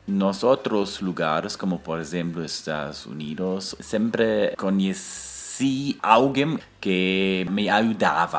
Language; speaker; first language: Spanish; non-native, learner; German